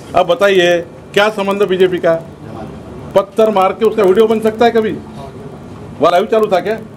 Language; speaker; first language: Hindi; non-native, local second language; Marathi